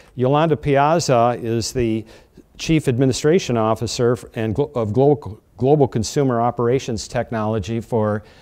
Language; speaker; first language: English; native; English